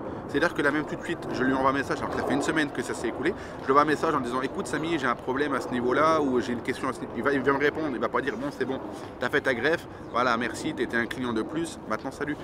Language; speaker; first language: French; native; French